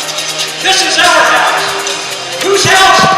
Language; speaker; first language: English; native; English